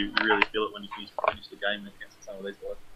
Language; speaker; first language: English; native; English